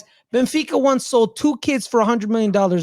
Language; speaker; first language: English; native; English